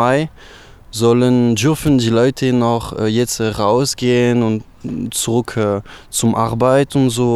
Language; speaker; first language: German; non-native, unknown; French